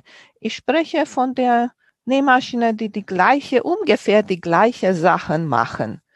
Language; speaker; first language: German; non-native, fluent; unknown